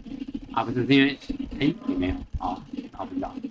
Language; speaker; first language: Chinese; native; Chinese